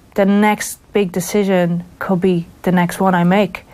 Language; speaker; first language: English; native; English